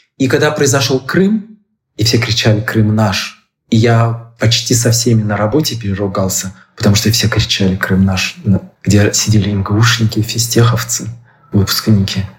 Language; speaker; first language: Russian; native; Russian